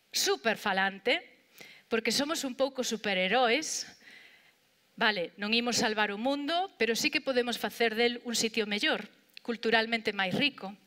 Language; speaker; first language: Galician; non-native, local second language; Spanish